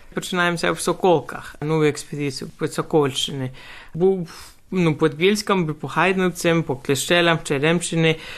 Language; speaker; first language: Ukrainian; non-native, fluent; Basque